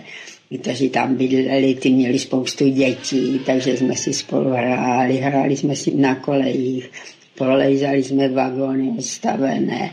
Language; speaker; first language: Czech; native; Czech